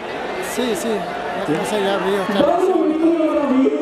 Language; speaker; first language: Spanish; non-native, learner; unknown